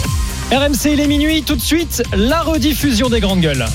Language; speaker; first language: French; native; French